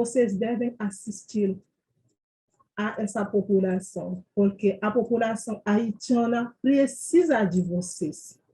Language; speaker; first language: Portuguese; non-native, fluent; Haitian Creole